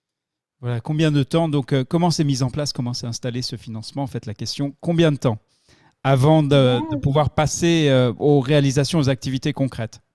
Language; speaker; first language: French; native; French